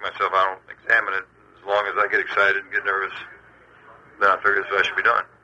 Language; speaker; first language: English; early bilingual, other home language; Spanish